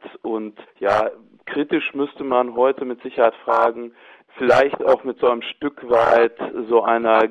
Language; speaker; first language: German; native; German